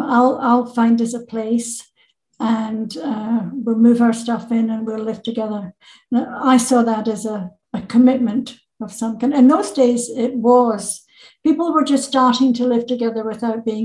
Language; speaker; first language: English; native; English